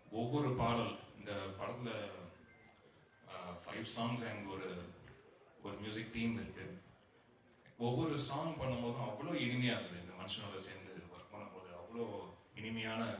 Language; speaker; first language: Tamil; native; Tamil